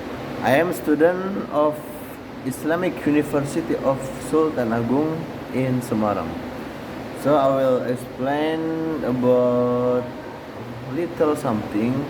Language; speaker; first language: English; non-native, learner; Indonesian